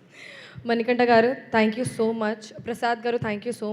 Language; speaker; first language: Telugu; non-native, learner; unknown